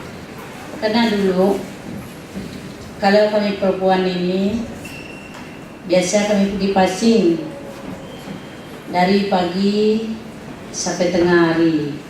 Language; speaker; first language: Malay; non-native, local second language; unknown